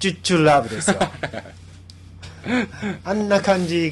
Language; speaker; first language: Japanese; native; Japanese